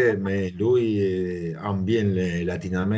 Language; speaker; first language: French; non-native, learner; Spanish